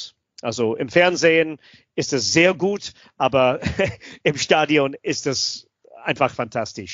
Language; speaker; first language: German; non-native, fluent; English